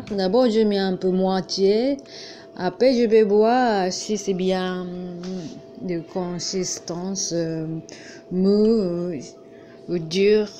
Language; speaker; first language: French; non-native, learner; Japanese